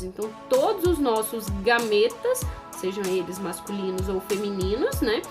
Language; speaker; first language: Portuguese; native; Portuguese